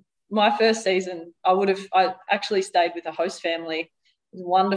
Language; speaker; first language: English; native; English